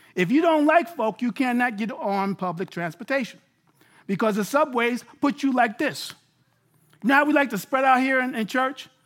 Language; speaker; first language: English; native; English